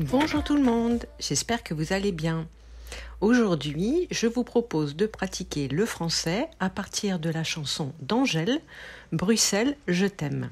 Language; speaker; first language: French; native; French